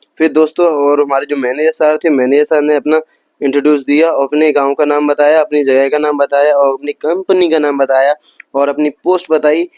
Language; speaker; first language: Hindi; native; Hindi